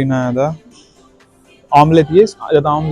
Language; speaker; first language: Russian; non-native, learner; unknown